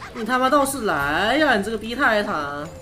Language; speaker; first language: Chinese; native; Chinese